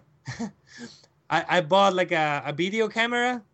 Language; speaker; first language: English; non-native, fluent; Spanish